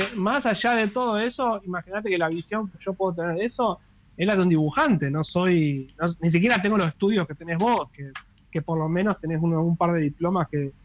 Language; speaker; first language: Spanish; native; Spanish